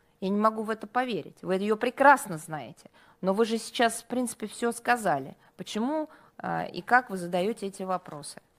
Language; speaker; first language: Russian; native; Russian